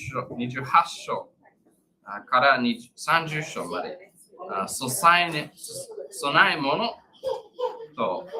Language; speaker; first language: Japanese; non-native, learner; English